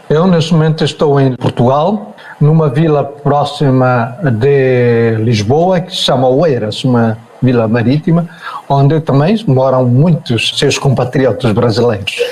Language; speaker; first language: Portuguese; non-native, local second language; Tetum